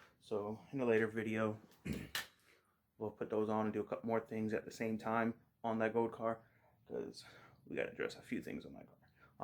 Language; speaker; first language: English; native; English